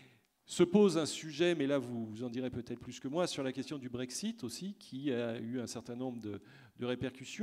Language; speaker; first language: French; native; French